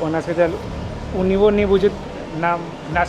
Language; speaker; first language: Russian; non-native, learner; Hindi